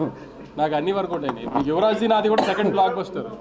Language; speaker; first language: Telugu; native; Telugu